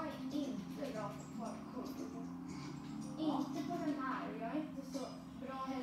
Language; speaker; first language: Swedish; native; Swedish